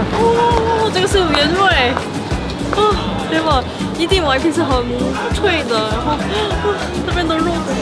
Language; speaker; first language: Chinese; non-native, fluent; Korean